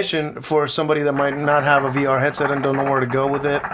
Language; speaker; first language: English; non-native, fluent; Spanish